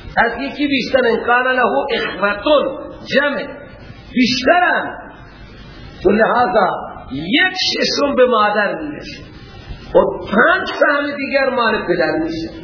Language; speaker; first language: Persian; non-native, local second language; Baluchi